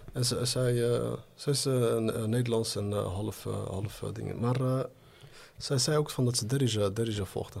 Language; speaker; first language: Dutch; early bilingual, other home language; Arabic